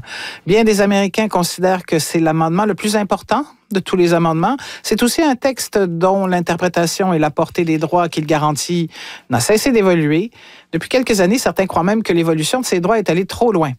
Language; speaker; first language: French; native; French